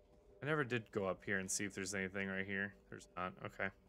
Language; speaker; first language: English; native; English